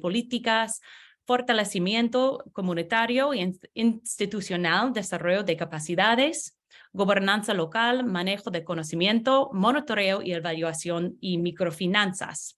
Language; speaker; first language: Spanish; non-native, learner; English